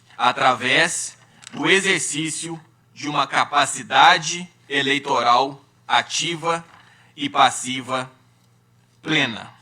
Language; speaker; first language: Portuguese; native; Portuguese